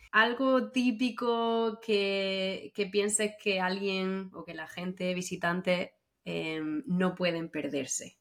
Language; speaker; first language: Spanish; native; Spanish